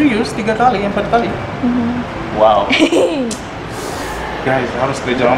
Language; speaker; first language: Indonesian; non-native, fluent; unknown